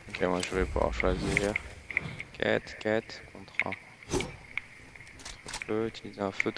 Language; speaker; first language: French; native; French